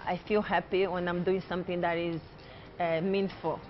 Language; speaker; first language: English; non-native, fluent; Portuguese